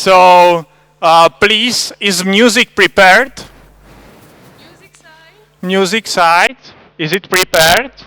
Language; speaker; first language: English; non-native, fluent; Czech